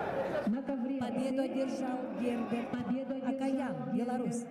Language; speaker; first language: Russian; native; Russian